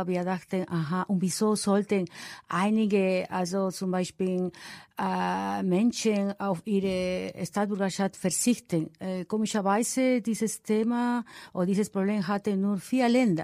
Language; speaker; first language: German; non-native, fluent; Spanish